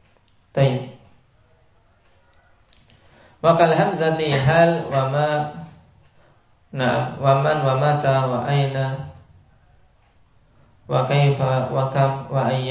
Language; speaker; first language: Arabic; non-native, fluent; Indonesian